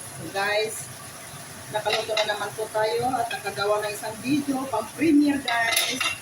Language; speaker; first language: Filipino; native; Filipino